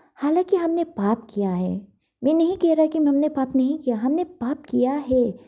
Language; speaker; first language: Hindi; non-native, fluent; Korean